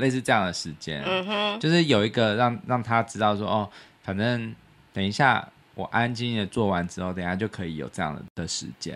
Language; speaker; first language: Chinese; native; Chinese